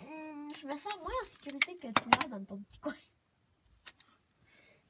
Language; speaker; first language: French; native; French